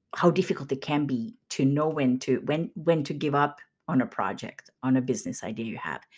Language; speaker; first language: English; non-native, fluent; Swedish